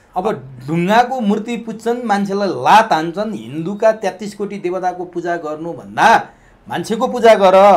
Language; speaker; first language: Nepali; native; Nepali